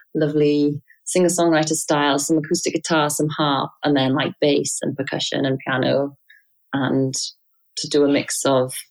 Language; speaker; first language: English; native; English